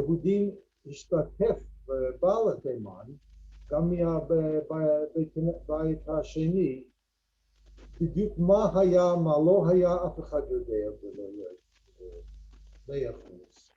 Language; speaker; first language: Hebrew; non-native, fluent; English